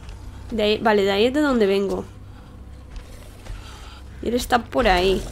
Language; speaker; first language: Spanish; native; Spanish